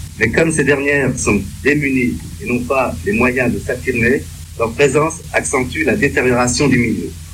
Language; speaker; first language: French; native; French